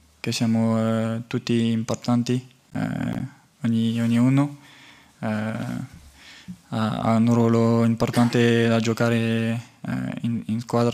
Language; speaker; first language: Italian; non-native, fluent; French